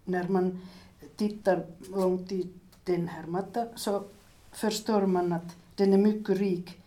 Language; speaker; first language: Swedish; non-native, fluent; Finnish